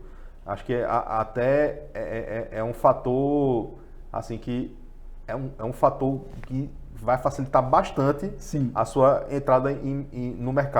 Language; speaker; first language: Portuguese; native; Portuguese